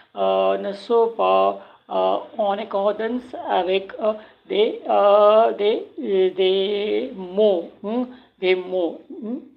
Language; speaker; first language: French; non-native, learner; Punjabi